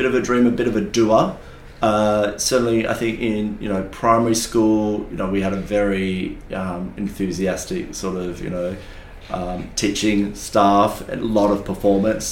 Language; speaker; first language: English; native; English